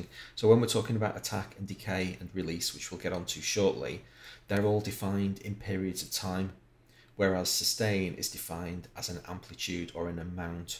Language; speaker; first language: English; native; English